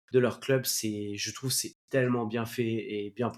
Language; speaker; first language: French; native; French